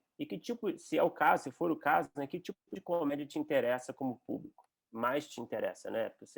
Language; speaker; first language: Portuguese; native; Portuguese